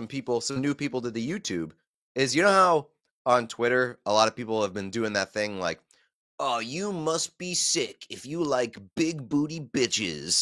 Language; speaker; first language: English; native; English